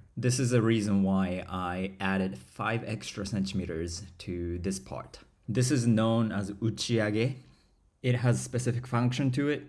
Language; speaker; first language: English; non-native, fluent; Japanese